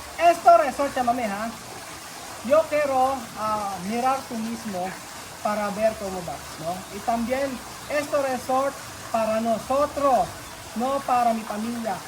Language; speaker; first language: Spanish; non-native, learner; Filipino